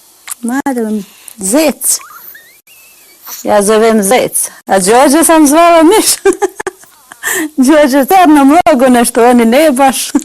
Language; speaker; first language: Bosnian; non-native, learner; Albanian